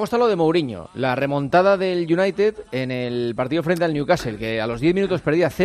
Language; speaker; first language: Spanish; native; Spanish